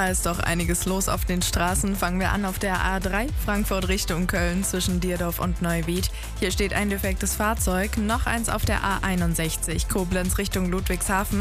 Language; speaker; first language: German; native; German